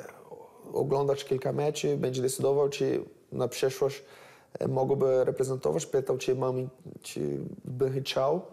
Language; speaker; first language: Polish; non-native, learner; Portuguese